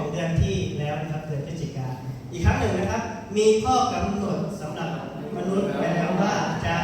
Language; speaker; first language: Thai; non-native, local second language; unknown